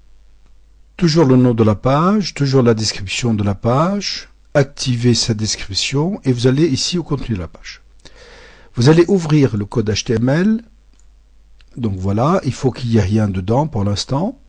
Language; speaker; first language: French; native; French